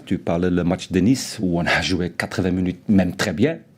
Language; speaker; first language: French; non-native, fluent; Dutch